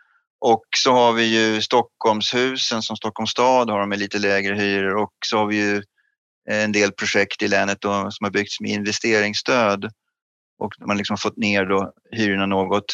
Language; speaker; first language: Swedish; native; Swedish